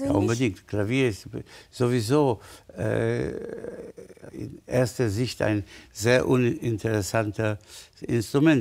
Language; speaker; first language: German; non-native, fluent; Spanish